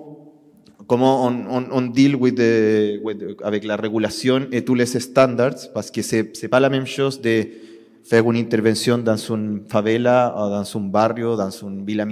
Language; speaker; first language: French; non-native, learner; Spanish